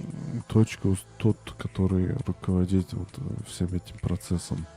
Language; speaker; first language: Russian; non-native, local second language; Tajik